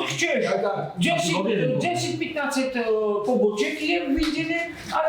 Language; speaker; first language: Slovak; non-native, learner; Russian